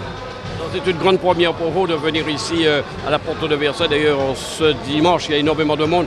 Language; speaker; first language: French; native; French